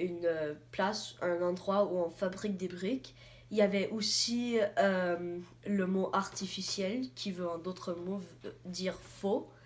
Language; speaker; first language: French; non-native, learner; English